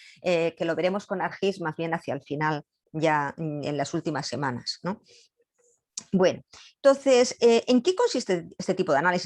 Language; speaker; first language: Spanish; native; Spanish